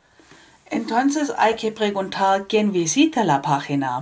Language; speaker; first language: Spanish; non-native, fluent; German